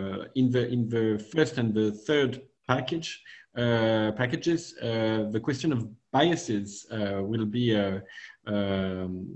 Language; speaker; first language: English; non-native, fluent; French